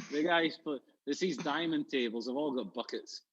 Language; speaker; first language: English; native; English